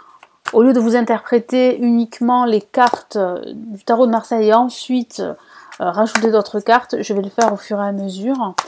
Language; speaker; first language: French; native; French